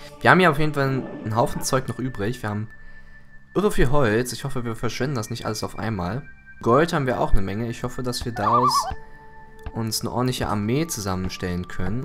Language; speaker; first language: German; early bilingual, other home language; Greek